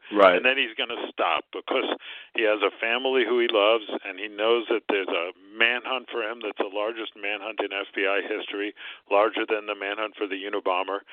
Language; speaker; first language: English; native; English